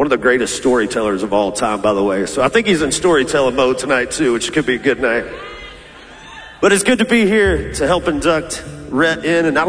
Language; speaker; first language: English; native; English